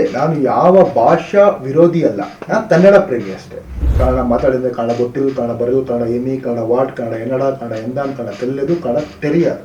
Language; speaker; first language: Kannada; native; Kannada